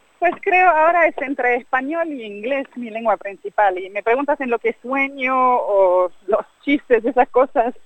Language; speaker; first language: Spanish; non-native, fluent; German